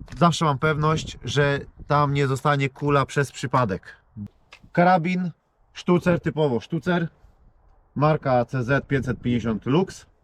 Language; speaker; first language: Polish; native; Polish